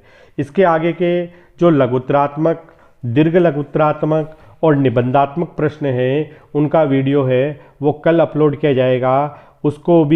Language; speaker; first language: Hindi; native; Hindi